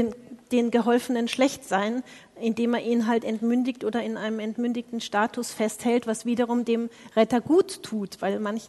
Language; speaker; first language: German; native; German